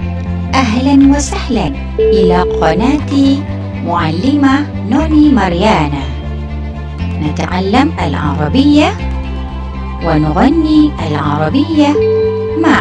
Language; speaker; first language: Arabic; non-native, fluent; Malay